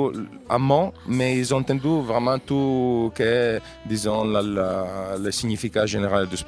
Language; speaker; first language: French; non-native, fluent; Italian